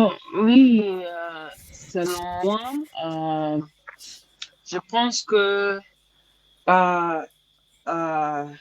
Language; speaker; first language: French; non-native, learner; English